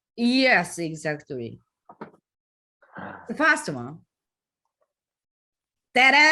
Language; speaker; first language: English; non-native, learner; Japanese